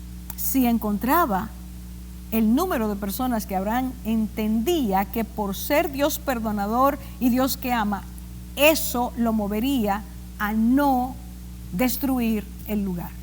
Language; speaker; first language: Spanish; native; Spanish